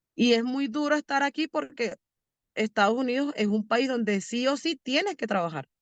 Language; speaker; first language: Spanish; native; Spanish